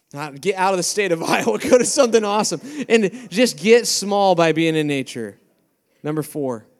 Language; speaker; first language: English; native; English